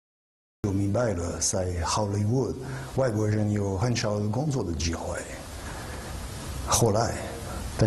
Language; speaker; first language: Chinese; non-native, learner; French